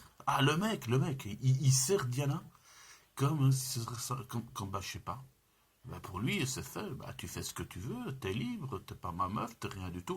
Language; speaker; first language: French; native; French